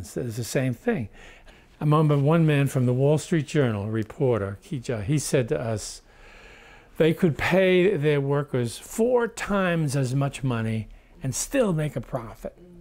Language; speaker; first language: English; native; English